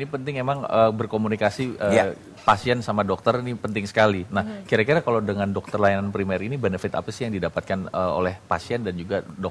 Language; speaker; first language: Indonesian; native; Indonesian